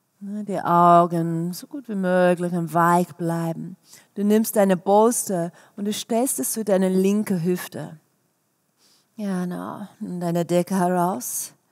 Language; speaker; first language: German; non-native, fluent; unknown